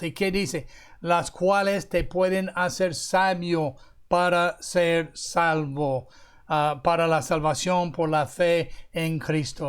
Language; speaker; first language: Spanish; non-native, fluent; English